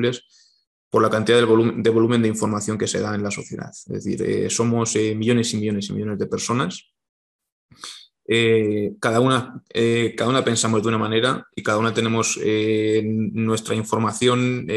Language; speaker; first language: Spanish; native; Spanish